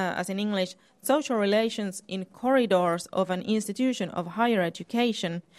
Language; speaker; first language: Finnish; native; Finnish